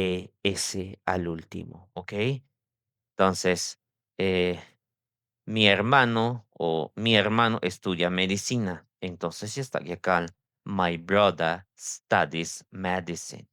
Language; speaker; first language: Spanish; non-native, local second language; Tzeltal